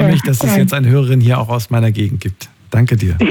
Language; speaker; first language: German; native; German